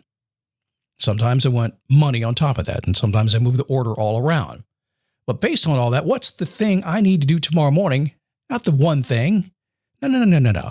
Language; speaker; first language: English; native; English